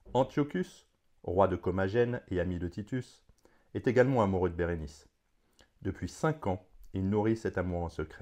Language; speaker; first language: French; native; French